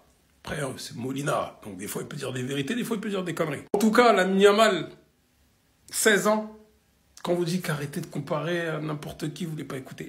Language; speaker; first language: French; native; French